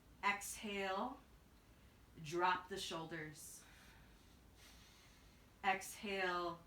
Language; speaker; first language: English; native; English